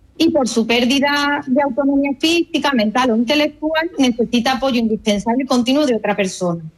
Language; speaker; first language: Spanish; native; Spanish